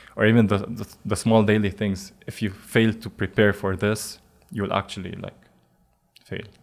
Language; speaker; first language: English; non-native, fluent; Arabic